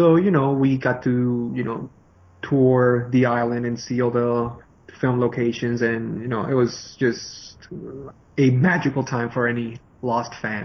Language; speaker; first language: English; non-native, fluent; Spanish